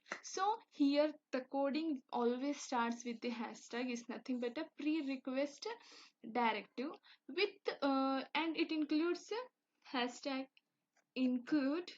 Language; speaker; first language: English; non-native, local second language; Hindi